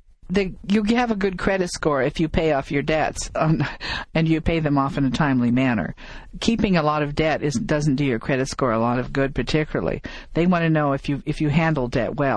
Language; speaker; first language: English; native; English